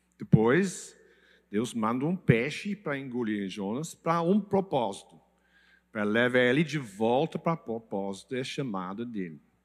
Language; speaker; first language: Portuguese; non-native, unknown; English